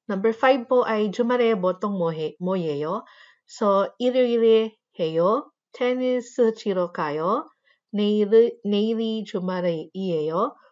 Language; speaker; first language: Korean; non-native, fluent; Filipino